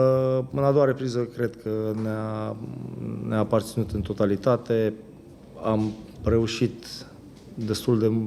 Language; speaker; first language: Romanian; native; Romanian